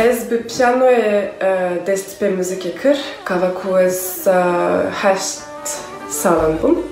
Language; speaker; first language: Kurdish; non-native, fluent; French